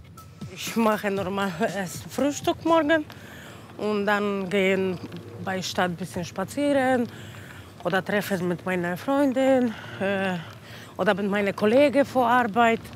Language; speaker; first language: German; non-native, learner; Polish